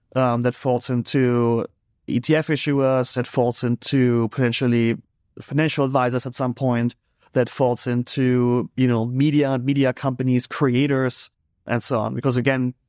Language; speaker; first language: English; non-native, fluent; German